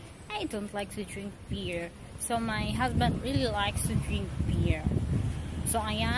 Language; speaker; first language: English; non-native, learner; Filipino